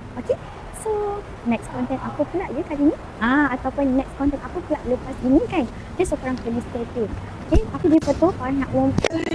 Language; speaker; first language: Malay; native; Malay